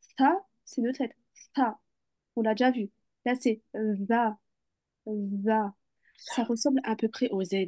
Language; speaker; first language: French; native; French